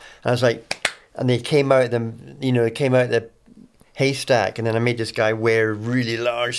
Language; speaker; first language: English; native; English